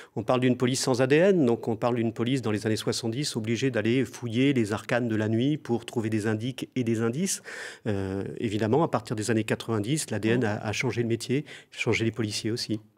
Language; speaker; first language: French; native; French